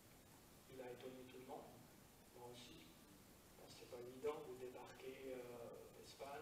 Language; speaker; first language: French; native; French